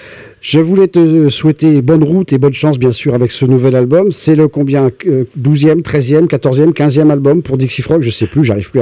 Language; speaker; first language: French; native; French